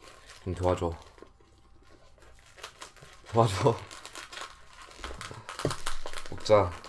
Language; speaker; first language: Korean; non-native, fluent; English